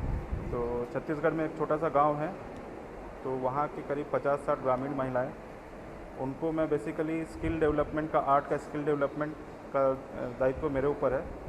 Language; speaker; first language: Hindi; native; Hindi